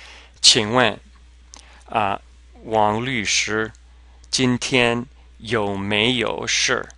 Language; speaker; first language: Chinese; non-native, fluent; English